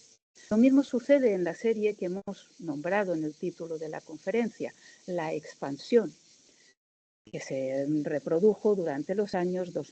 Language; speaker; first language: Spanish; native; Spanish